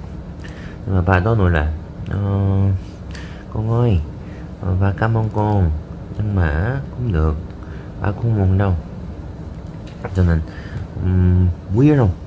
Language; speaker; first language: Vietnamese; non-native, learner; Korean